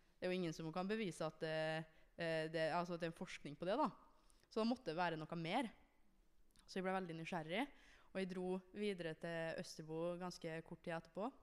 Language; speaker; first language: Norwegian; native; Norwegian